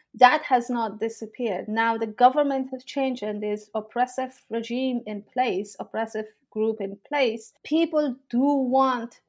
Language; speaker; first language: English; non-native, fluent; Persian